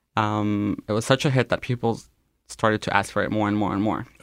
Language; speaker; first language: English; non-native, fluent; Spanish